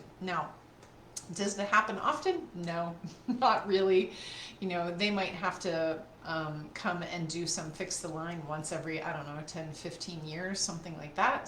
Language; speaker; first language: English; native; English